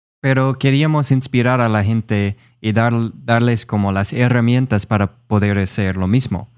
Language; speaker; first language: Spanish; non-native, fluent; English